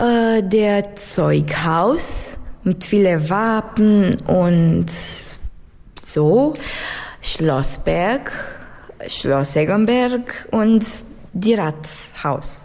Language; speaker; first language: German; non-native, learner; Romanian